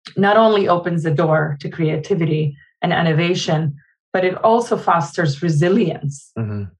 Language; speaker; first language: English; non-native, fluent; Arabic